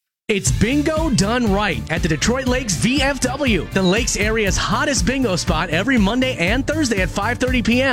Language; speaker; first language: English; native; English